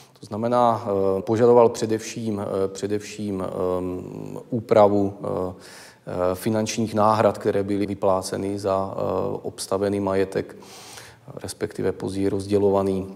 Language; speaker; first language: Czech; native; Czech